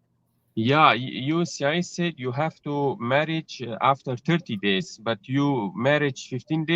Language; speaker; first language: English; non-native, learner; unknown